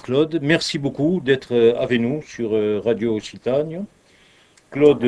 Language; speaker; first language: French; native; French